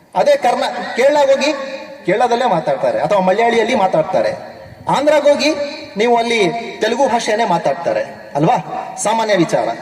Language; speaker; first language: Kannada; non-native, local second language; Urdu